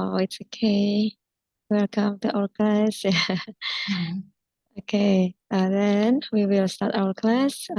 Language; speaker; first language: English; non-native, fluent; Indonesian